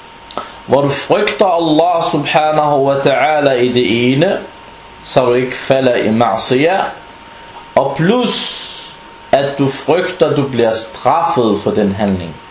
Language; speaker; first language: Danish; non-native, fluent; Arabic